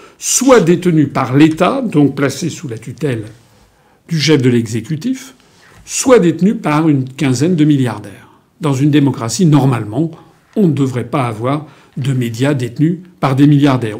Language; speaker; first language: French; native; French